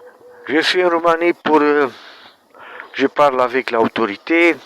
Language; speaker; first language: French; non-native, learner; Romanian